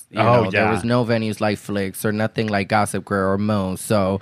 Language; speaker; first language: English; early bilingual, other home language; Spanish